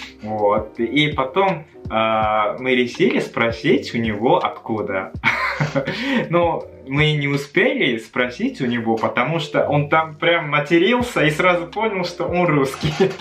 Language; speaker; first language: Russian; non-native, fluent; Japanese